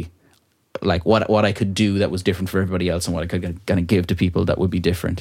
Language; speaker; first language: English; native; English